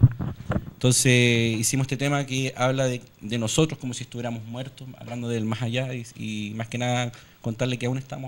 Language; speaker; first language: Spanish; native; Spanish